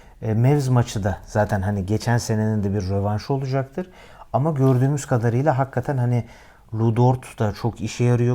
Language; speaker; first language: Turkish; native; Turkish